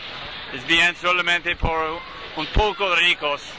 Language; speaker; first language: Spanish; non-native, learner; English